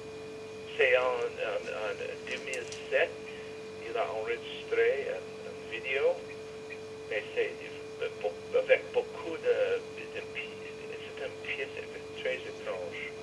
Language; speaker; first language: French; non-native, fluent; English